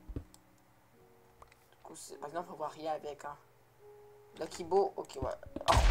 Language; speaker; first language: French; native; French